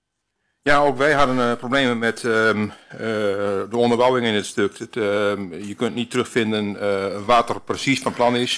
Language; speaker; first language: Dutch; native; Dutch